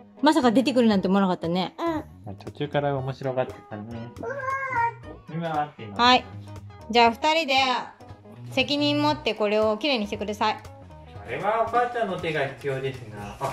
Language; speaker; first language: Japanese; native; Japanese